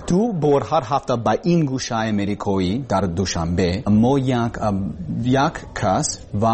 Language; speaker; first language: Persian; non-native, learner; English